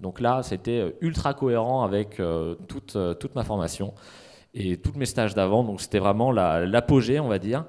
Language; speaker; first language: French; native; French